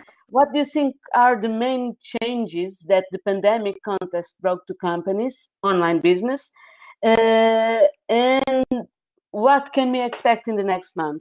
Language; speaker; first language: English; non-native, fluent; Portuguese